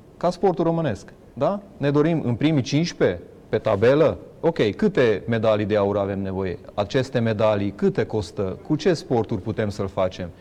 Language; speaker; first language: Romanian; non-native, local second language; Hungarian